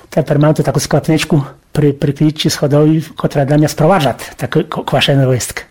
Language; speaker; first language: Polish; non-native, local second language; Rusyn